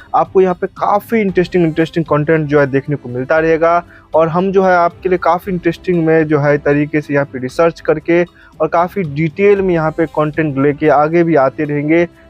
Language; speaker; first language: Hindi; native; Hindi